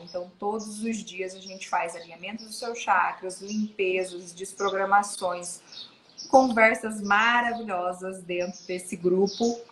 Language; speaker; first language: Portuguese; native; Portuguese